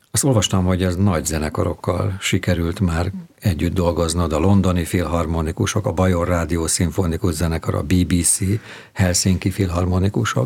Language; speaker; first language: Hungarian; native; Hungarian